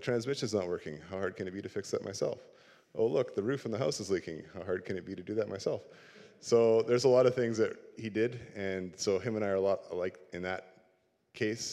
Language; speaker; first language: English; native; English